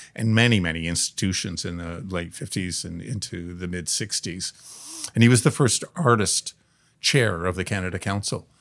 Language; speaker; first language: English; native; English